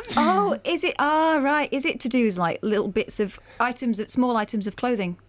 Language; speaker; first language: English; native; English